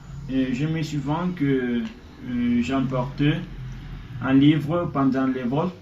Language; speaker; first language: French; non-native, learner; Spanish